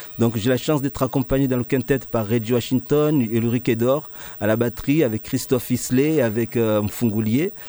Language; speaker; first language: French; early bilingual, other home language; Ngazidja Comorian